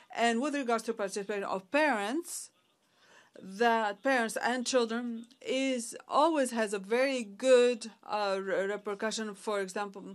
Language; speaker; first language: English; non-native, fluent; Arabic